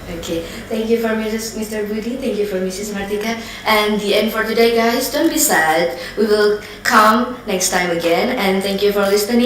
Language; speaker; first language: English; non-native, learner; Indonesian